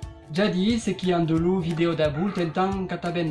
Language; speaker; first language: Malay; non-native, fluent; French